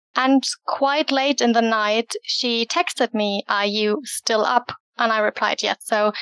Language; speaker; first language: English; early bilingual, other home language; German